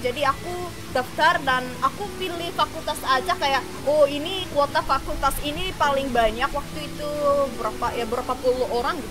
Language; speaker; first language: Indonesian; non-native, fluent; Korean